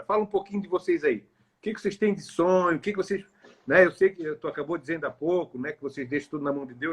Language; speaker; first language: Portuguese; native; Portuguese